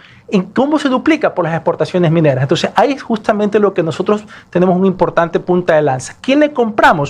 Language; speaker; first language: Spanish; native; Spanish